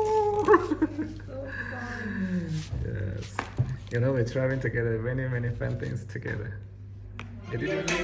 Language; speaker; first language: English; non-native, learner; Chinese